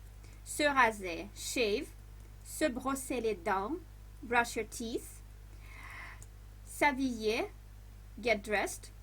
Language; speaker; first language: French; non-native, fluent; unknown